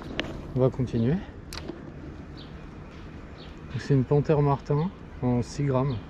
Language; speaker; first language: French; native; French